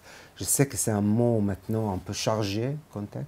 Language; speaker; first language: French; non-native, fluent; Hebrew